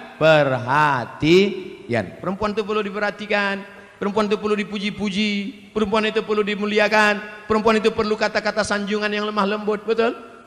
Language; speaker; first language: Malay; native; Malay